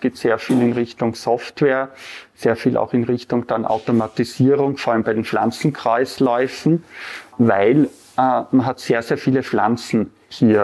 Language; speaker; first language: German; native; German